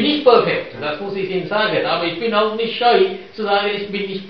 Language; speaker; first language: German; non-native, fluent; Sinhala